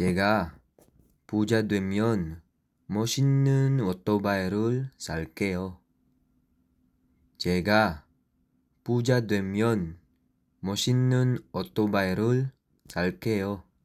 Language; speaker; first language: Korean; non-native, learner; Filipino